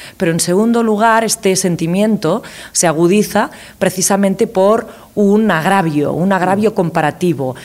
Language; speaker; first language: Spanish; non-native, local second language; Catalan